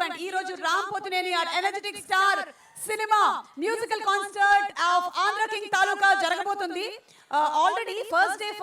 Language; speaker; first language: Telugu; native; Telugu